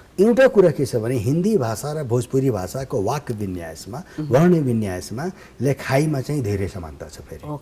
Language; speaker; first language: Nepali; non-native, local second language; Bhojpuri